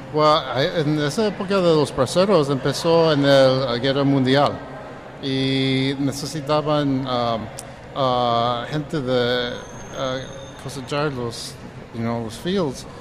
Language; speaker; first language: Spanish; early bilingual, heritage; Spanish